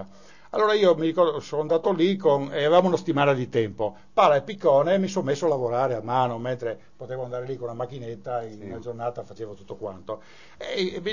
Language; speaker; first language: Italian; native; Italian